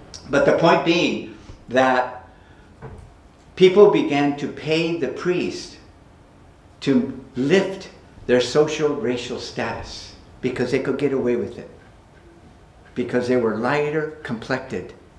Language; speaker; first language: English; early bilingual, other home language; Spanish